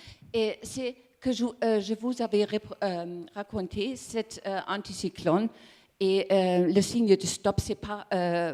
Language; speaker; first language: French; non-native, learner; German